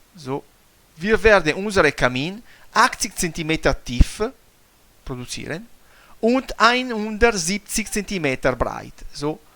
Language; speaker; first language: German; non-native, fluent; Italian